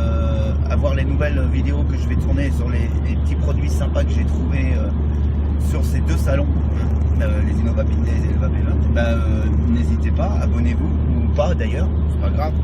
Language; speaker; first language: French; native; French